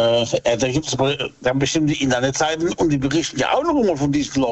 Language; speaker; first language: German; native; German